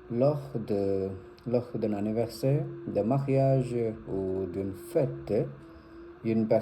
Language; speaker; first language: French; non-native, learner; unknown